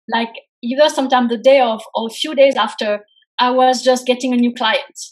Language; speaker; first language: English; non-native, fluent; French